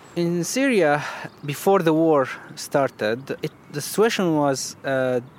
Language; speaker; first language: English; non-native, fluent; Arabic